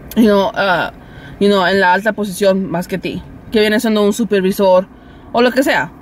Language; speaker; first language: Spanish; early bilingual, heritage; Spanish